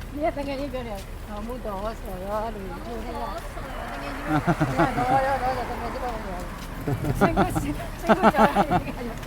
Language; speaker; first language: Korean; non-native, learner; Burmese